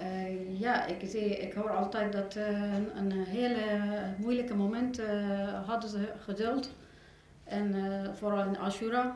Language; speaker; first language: Dutch; non-native, learner; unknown